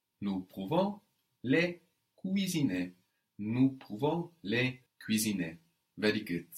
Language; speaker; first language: French; non-native, fluent; English